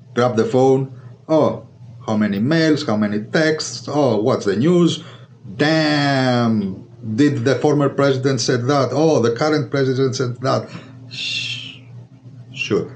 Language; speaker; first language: English; non-native, fluent; Greek